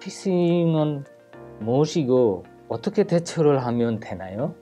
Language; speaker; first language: Korean; non-native, fluent; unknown